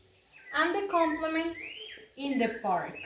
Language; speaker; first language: English; non-native, fluent; Spanish